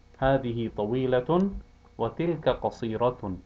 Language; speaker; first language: Arabic; non-native, fluent; English